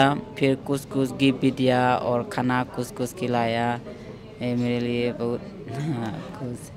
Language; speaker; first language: Hindi; non-native, local second language; Manipuri